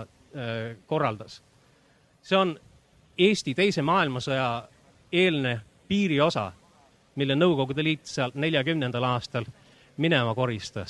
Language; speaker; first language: Estonian; early bilingual, heritage; Estonian